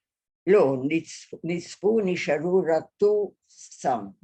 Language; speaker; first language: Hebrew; non-native, fluent; Hungarian